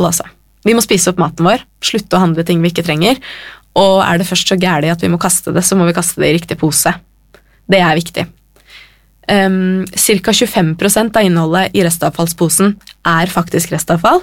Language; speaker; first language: Norwegian; native; Norwegian